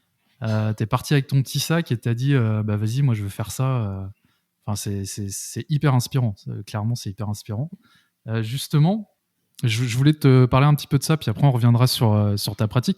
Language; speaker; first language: French; native; French